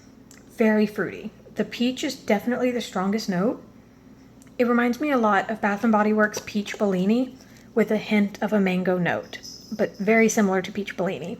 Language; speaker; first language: English; native; English